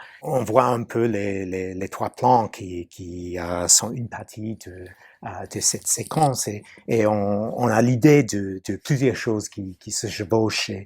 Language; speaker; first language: French; non-native, fluent; English